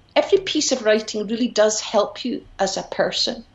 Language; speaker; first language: English; native; English